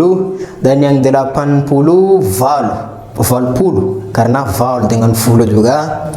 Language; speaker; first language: Indonesian; non-native, fluent; Malagasy